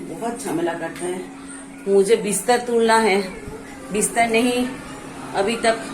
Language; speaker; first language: Hindi; non-native, local second language; Bangla